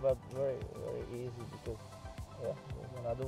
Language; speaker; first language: English; non-native, learner; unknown